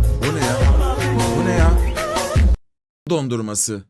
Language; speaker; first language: Turkish; native; Turkish